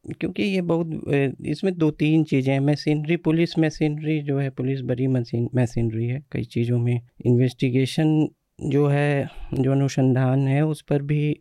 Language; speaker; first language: Hindi; native; Hindi